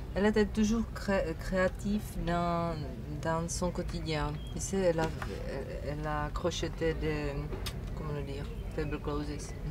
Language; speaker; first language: French; non-native, fluent; Czech